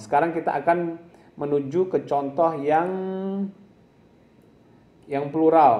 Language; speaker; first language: Indonesian; non-native, local second language; Javanese